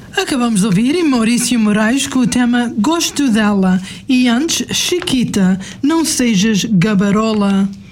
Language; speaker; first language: Portuguese; native; Portuguese